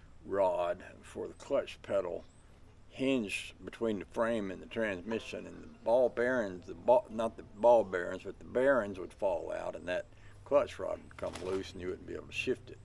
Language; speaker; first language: English; native; English